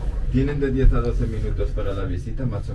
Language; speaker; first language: Spanish; non-native, local second language; Catalan